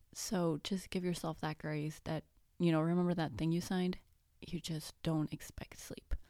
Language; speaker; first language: English; non-native, fluent; Spanish